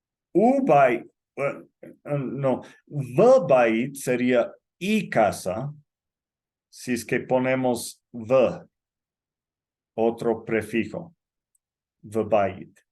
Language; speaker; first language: Spanish; non-native, fluent; English